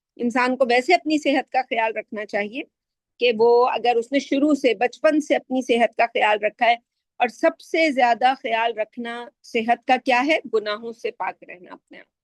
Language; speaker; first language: Urdu; native; Urdu